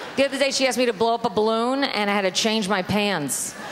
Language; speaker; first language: English; native; English